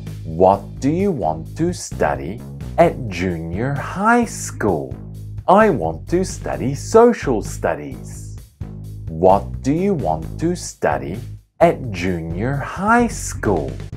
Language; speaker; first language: English; native; English